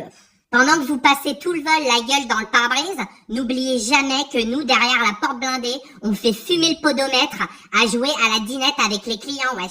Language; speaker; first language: French; native; French